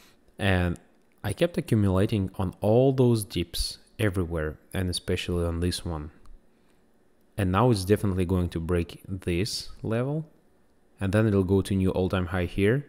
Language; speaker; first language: English; non-native, fluent; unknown